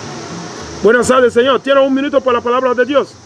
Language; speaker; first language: Spanish; non-native, learner; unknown